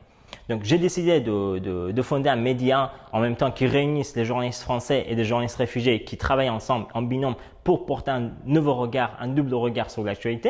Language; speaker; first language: French; non-native, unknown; Persian